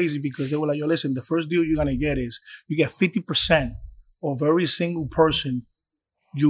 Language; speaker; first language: English; early bilingual, other home language; Spanish